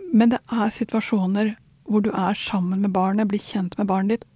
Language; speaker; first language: Norwegian; non-native, fluent; Swedish